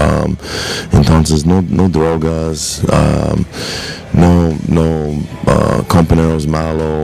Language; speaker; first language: Spanish; non-native, learner; English